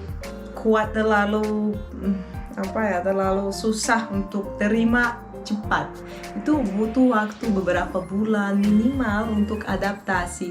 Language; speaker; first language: Indonesian; non-native, fluent; Russian